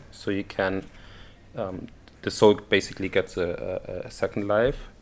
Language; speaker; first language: English; non-native, fluent; German